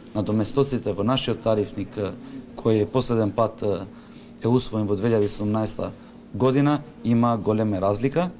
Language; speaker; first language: Macedonian; non-native, local second language; Albanian